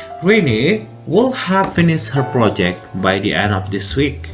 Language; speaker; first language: English; non-native, fluent; Indonesian